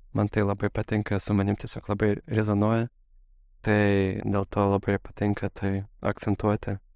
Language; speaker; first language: Lithuanian; non-native, fluent; Russian